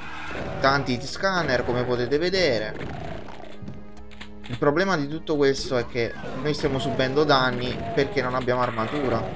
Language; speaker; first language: Italian; native; Italian